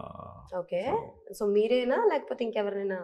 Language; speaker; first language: Telugu; native; Telugu